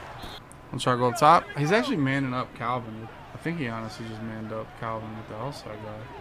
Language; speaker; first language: English; native; English